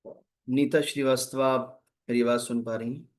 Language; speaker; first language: Hindi; native; Hindi